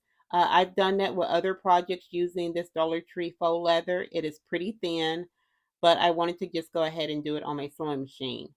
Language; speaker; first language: English; native; English